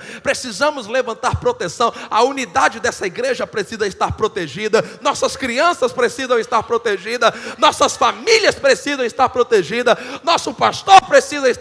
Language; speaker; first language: Portuguese; native; Portuguese